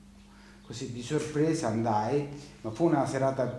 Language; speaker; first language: Italian; native; Italian